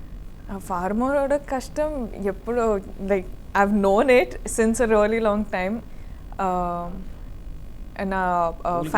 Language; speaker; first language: Tamil; non-native, learner; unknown